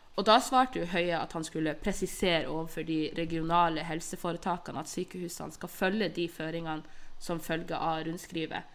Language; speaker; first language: Norwegian; early bilingual, other home language; Somali